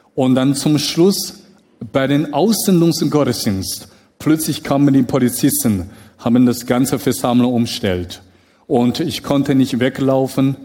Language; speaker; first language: German; non-native, fluent; Chinese